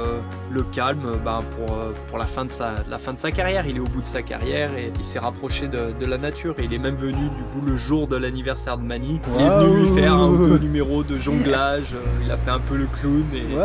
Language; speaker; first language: French; native; French